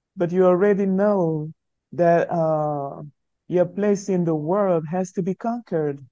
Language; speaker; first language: English; non-native, local second language; French